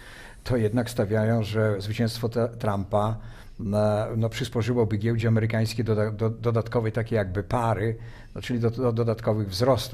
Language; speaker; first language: Polish; native; Polish